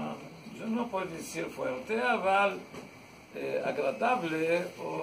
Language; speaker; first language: Spanish; non-native, learner; Hebrew